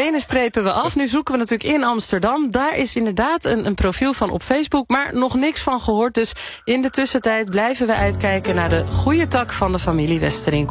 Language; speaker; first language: Dutch; native; Dutch